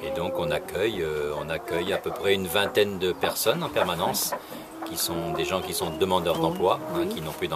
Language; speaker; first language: French; native; French